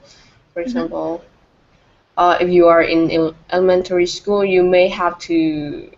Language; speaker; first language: English; non-native, fluent; Vietnamese